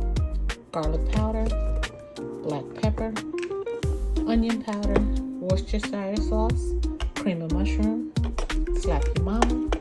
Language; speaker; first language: English; native; English